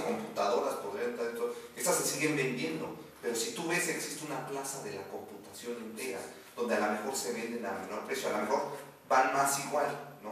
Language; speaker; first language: Spanish; native; Spanish